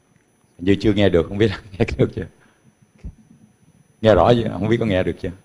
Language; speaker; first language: Vietnamese; native; Vietnamese